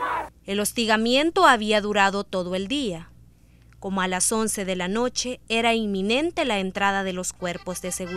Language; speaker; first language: Spanish; native; Spanish